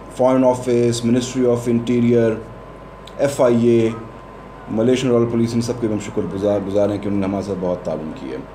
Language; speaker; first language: Urdu; non-native, local second language; Pashto